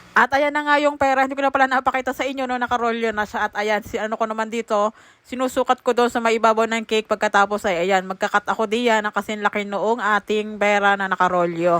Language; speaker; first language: Filipino; native; Filipino